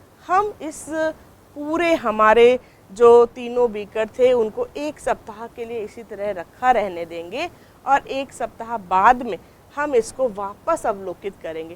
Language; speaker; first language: Hindi; native; Hindi